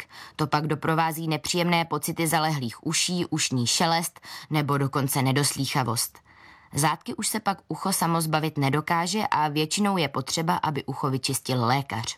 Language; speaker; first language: Czech; native; Czech